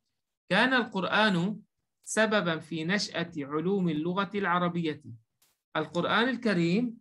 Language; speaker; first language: Arabic; non-native, fluent; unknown